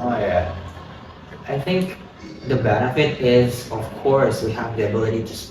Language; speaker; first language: English; non-native, fluent; Indonesian